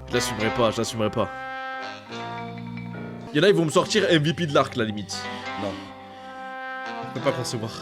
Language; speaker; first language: French; native; French